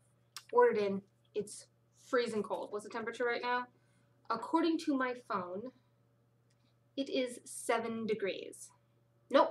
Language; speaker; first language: English; native; English